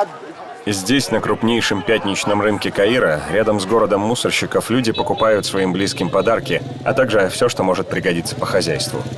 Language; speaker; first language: Russian; native; Russian